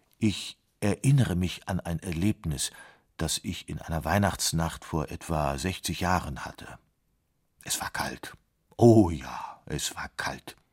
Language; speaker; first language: German; native; German